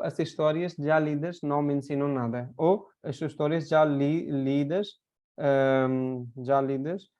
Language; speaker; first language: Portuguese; non-native, fluent; Hindi